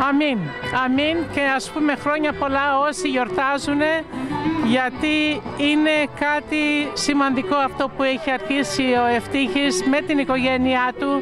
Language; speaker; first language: Greek; early bilingual, heritage; Greek